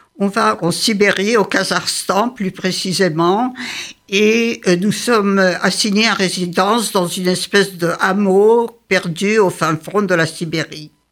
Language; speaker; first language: French; early bilingual, other home language; Yiddish